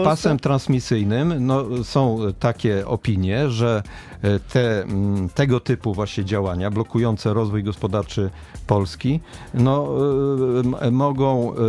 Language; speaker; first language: Polish; native; Polish